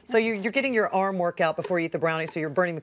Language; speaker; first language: English; native; English